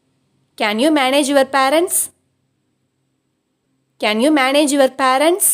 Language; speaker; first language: English; non-native, local second language; Tamil